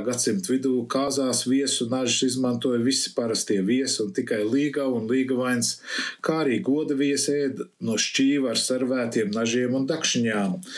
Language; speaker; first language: Latvian; early bilingual, heritage; Latvian